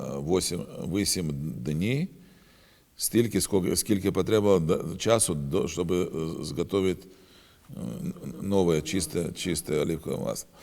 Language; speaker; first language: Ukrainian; non-native, learner; Russian